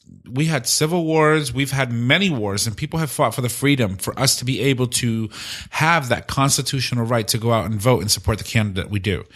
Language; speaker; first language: English; native; English